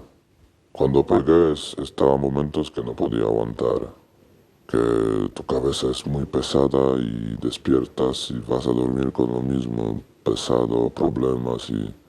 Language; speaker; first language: Spanish; non-native, learner; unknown